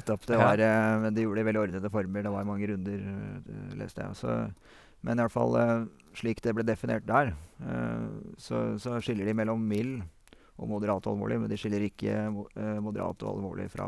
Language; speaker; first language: Norwegian; native; Norwegian